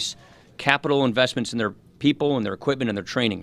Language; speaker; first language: English; native; English